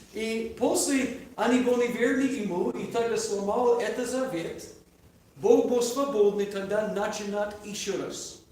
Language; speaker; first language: Russian; non-native, learner; English